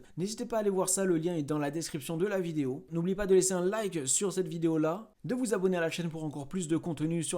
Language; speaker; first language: French; native; French